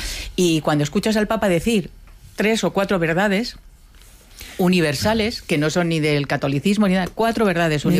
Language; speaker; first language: Spanish; native; Spanish